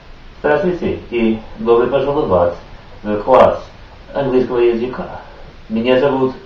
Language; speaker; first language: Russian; non-native, learner; English